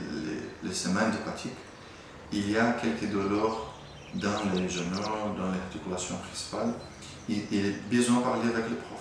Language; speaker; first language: French; non-native, fluent; Portuguese